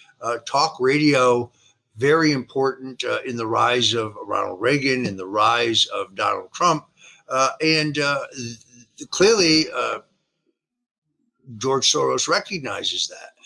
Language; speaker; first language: English; native; English